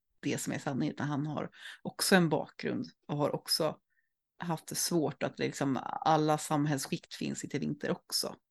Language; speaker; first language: Swedish; native; Swedish